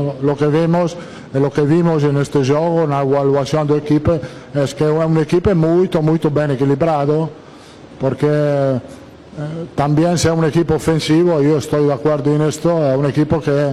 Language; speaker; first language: Portuguese; non-native, learner; Italian